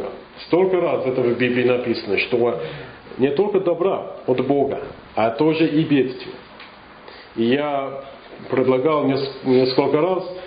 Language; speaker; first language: Russian; non-native, learner; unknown